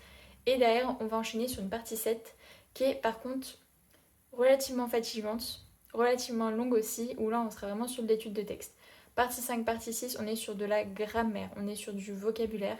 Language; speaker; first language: French; native; French